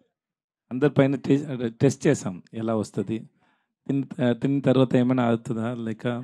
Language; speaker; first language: Telugu; non-native, learner; Tamil